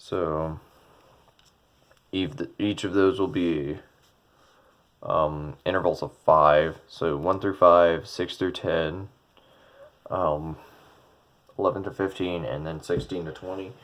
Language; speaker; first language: English; native; English